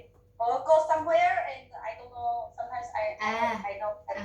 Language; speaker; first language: English; non-native, learner; Chinese